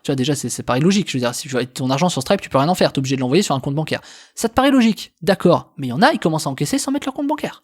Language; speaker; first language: French; native; French